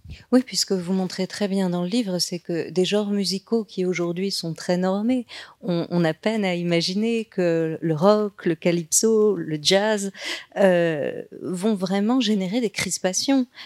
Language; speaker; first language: French; native; French